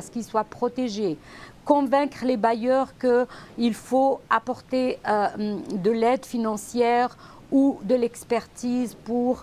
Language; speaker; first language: French; non-native, local second language; Arabic